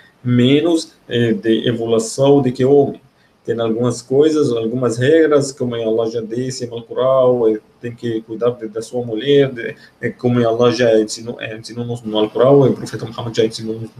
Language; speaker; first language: Portuguese; non-native, fluent; Arabic